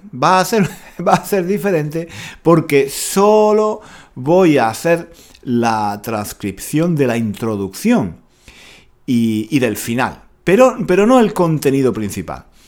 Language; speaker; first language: Spanish; native; Spanish